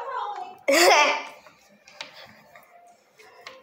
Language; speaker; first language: Portuguese; native; Portuguese